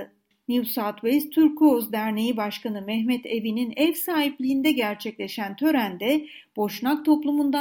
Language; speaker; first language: Turkish; native; Turkish